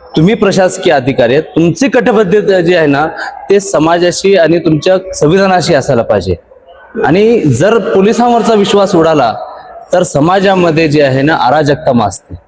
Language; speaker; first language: Marathi; non-native, local second language; Urdu